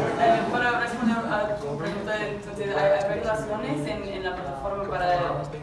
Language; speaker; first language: Spanish; non-native, learner; English